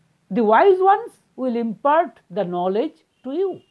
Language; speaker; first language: English; non-native, local second language; Bangla